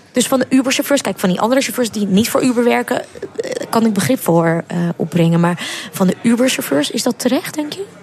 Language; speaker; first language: Dutch; early bilingual, other home language; Russian